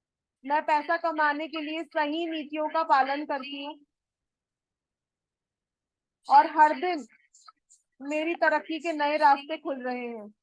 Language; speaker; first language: Hindi; native; Hindi